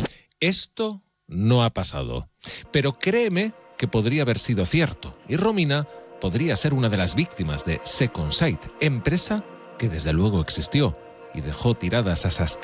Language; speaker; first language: Spanish; native; Spanish